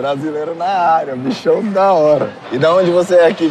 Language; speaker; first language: Portuguese; native; Portuguese